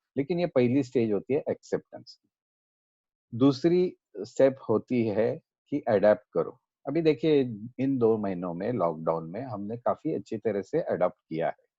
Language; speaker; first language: Hindi; non-native, local second language; Marathi